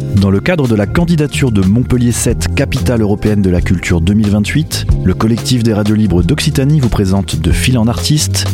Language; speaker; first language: French; native; French